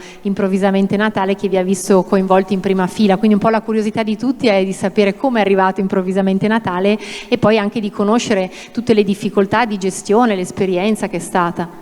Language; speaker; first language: Italian; native; Italian